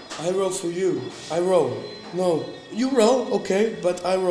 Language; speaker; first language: English; non-native, learner; Russian